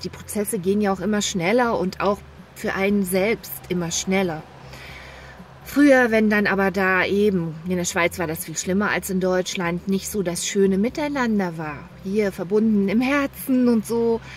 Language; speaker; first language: German; native; German